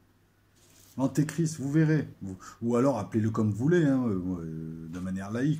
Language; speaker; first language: French; native; French